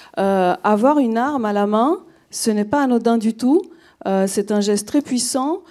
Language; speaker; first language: French; non-native, fluent; Romanian